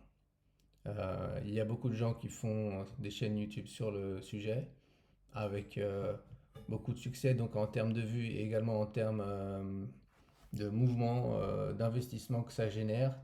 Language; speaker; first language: French; native; French